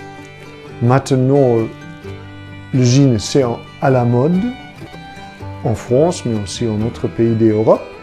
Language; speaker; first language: French; non-native, fluent; German